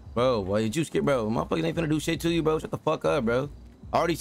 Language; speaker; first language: English; native; English